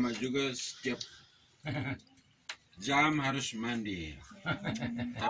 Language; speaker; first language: Indonesian; non-native, local second language; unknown